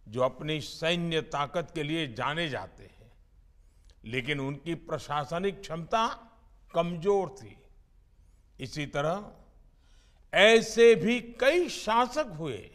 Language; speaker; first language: Hindi; non-native, local second language; Gujarati